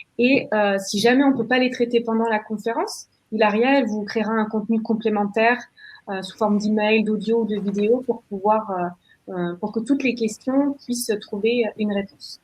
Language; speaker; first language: French; native; French